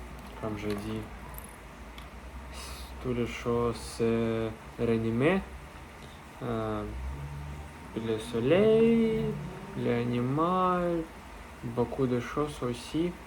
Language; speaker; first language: French; non-native, learner; Russian